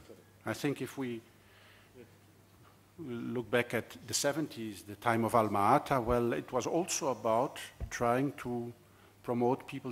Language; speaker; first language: English; non-native, fluent; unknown